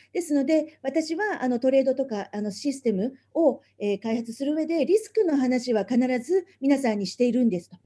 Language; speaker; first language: Japanese; native; Japanese